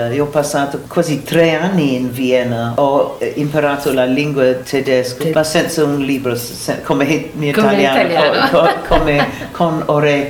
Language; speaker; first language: Italian; non-native, learner; English